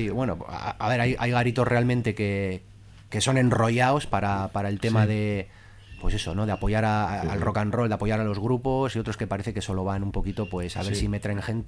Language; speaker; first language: Spanish; native; Spanish